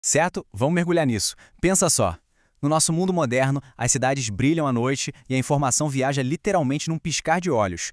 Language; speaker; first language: Portuguese; native; Portuguese